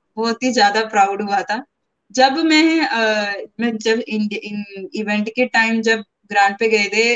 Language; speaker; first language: Hindi; non-native, local second language; Malayalam